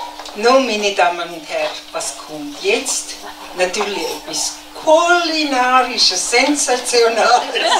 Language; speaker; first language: German; non-native, fluent; Tibetan